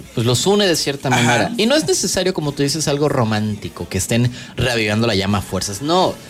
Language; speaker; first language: Spanish; native; Spanish